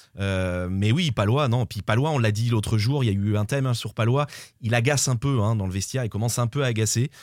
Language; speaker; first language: French; native; French